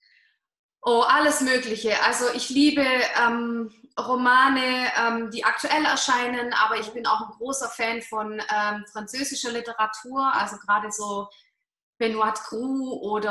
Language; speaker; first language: German; native; German